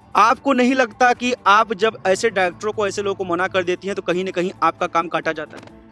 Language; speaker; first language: Hindi; native; Hindi